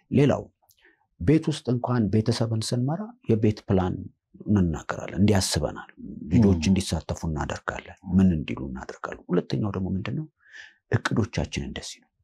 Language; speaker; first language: Amharic; native; Amharic